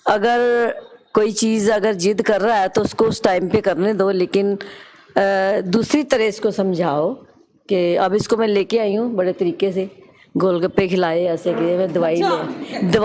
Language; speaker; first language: Hindi; non-native, local second language; Punjabi